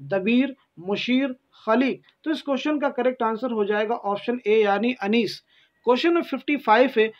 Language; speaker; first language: Hindi; native; Hindi